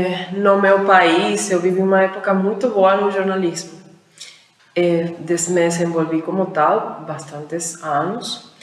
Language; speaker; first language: Portuguese; non-native, fluent; Spanish